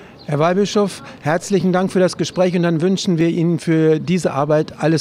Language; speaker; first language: German; native; German